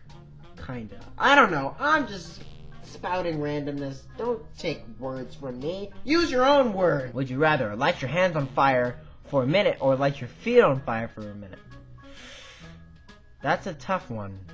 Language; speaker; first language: English; native; English